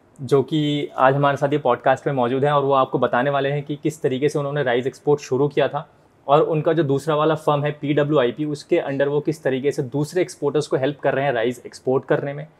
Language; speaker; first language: Hindi; native; Hindi